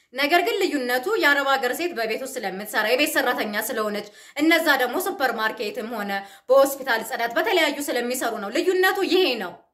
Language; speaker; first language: Amharic; native; Amharic